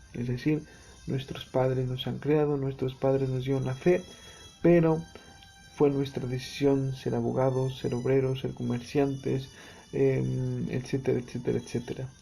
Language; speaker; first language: Spanish; native; Spanish